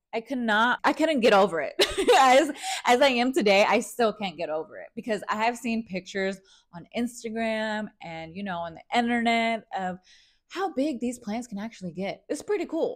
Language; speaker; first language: English; early bilingual, other home language; Spanish